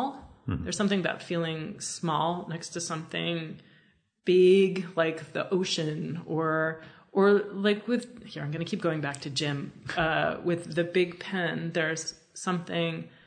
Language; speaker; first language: English; native; English